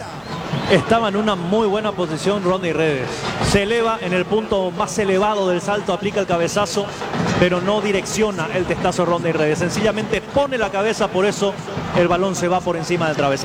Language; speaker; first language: Spanish; native; Spanish